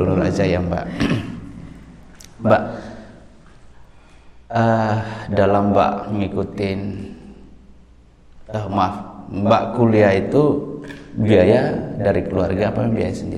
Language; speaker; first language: Indonesian; native; Indonesian